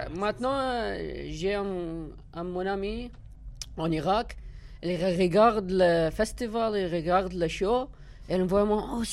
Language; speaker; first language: French; non-native, learner; Arabic